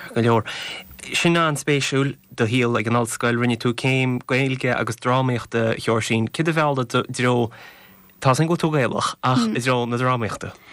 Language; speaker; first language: Irish; native; Irish